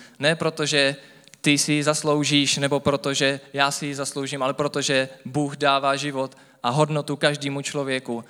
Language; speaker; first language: Czech; native; Czech